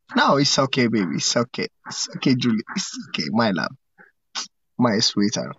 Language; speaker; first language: English; non-native, learner; Amharic